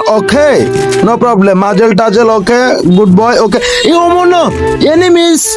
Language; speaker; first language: English; non-native, learner; Bangla